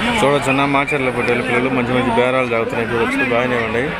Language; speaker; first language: Telugu; native; Telugu